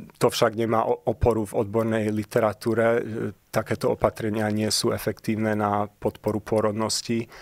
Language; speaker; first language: Slovak; early bilingual, heritage; Slovak